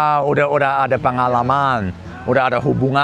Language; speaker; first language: Indonesian; non-native, fluent; English